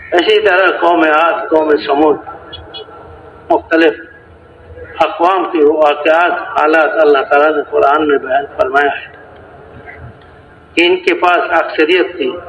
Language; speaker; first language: Urdu; non-native, local second language; Pashto